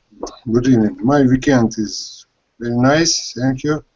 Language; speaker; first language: English; non-native, learner; Russian